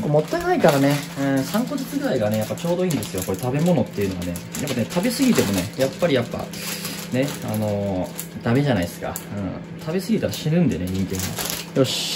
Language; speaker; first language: Japanese; native; Japanese